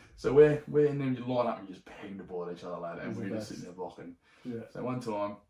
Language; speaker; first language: English; native; English